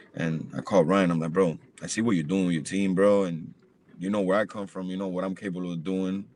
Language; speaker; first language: English; early bilingual, other home language; Spanish